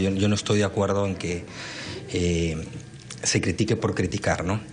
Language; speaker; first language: Spanish; native; Spanish